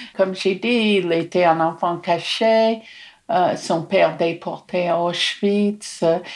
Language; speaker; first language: French; non-native, fluent; English